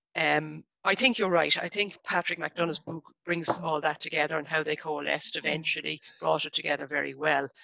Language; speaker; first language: English; native; English